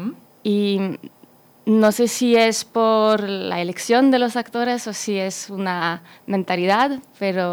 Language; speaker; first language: Spanish; non-native, fluent; French